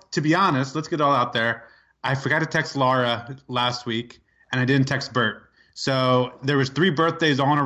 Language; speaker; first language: English; native; English